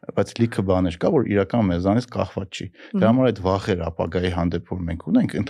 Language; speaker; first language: Armenian; native; Armenian